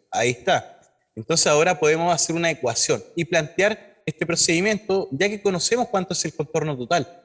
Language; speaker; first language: Spanish; native; Spanish